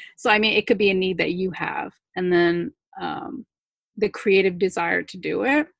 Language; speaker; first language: English; early bilingual, other home language; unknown